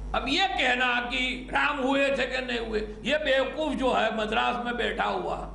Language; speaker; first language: Hindi; non-native, local second language; Gujarati